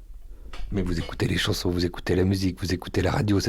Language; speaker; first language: French; native; French